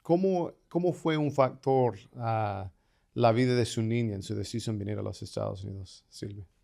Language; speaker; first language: Spanish; non-native, fluent; English